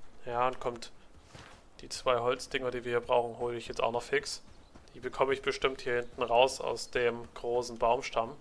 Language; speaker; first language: German; native; German